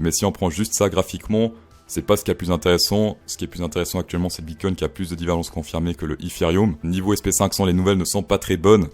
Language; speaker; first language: French; native; French